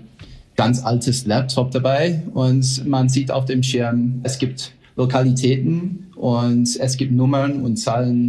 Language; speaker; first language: German; non-native, fluent; English